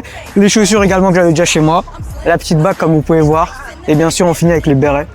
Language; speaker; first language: French; native; French